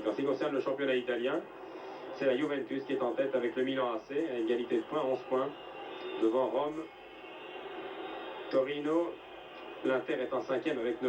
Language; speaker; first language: French; native; French